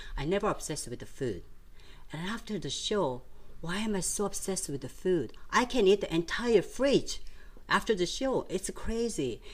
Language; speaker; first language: English; non-native, fluent; Korean